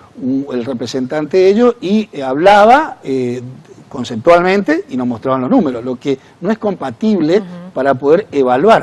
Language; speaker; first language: Spanish; native; Spanish